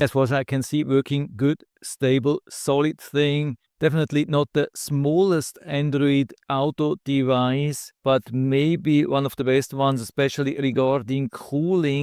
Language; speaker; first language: English; non-native, fluent; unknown